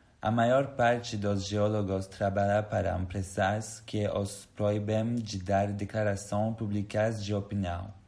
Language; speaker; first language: Portuguese; non-native, fluent; French